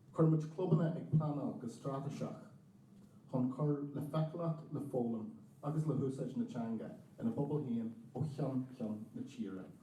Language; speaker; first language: Irish; native; Irish